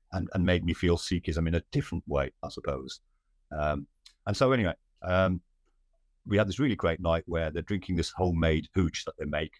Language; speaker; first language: English; native; English